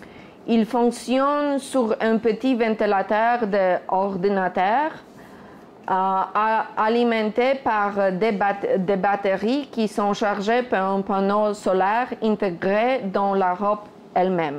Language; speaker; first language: French; non-native, fluent; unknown